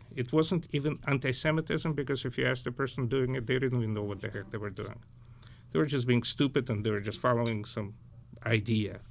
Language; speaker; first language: English; early bilingual, other home language; Ukrainian